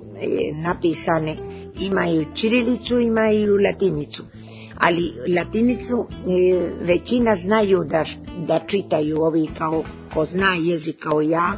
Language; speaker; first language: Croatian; early bilingual, heritage; Serbian